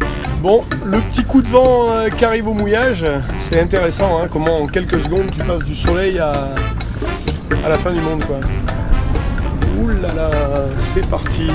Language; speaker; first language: French; native; French